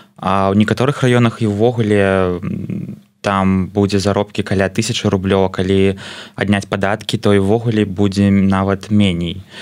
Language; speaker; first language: Belarusian; non-native, local second language; Russian